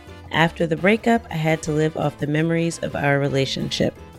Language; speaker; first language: English; native; English